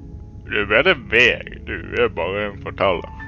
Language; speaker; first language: Norwegian; non-native, learner; Swedish